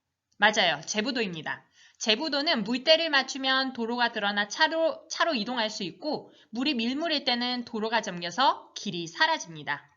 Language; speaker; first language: Korean; native; Korean